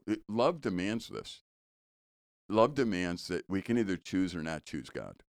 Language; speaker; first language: English; native; English